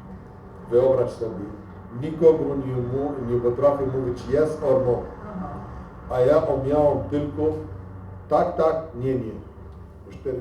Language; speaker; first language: Polish; non-native, learner; Arabic